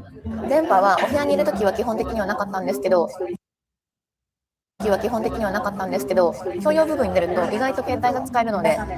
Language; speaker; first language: Japanese; native; Japanese